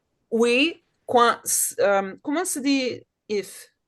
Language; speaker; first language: French; non-native, learner; Portuguese